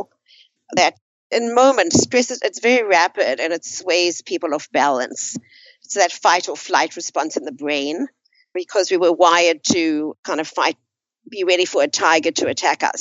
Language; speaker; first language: English; native; English